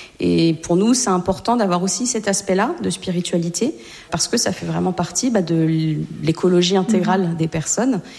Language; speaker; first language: French; native; French